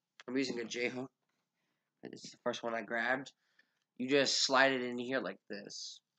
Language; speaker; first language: English; native; English